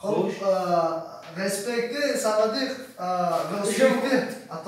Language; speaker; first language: French; non-native, learner; Persian